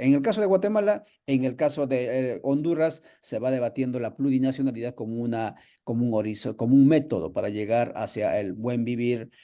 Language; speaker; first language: Spanish; native; Spanish